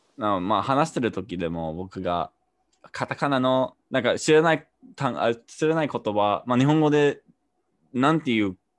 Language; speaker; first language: Japanese; non-native, fluent; English